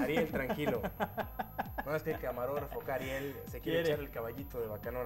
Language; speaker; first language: Spanish; native; Spanish